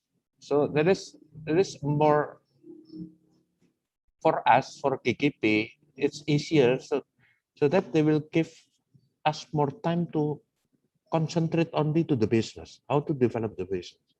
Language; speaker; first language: English; non-native, fluent; Indonesian